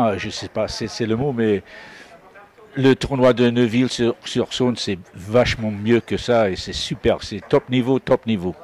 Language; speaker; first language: French; non-native, fluent; English